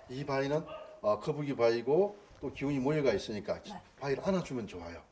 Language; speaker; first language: Korean; native; Korean